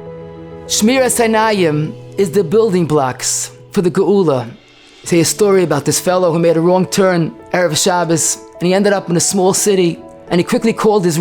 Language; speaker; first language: English; native; English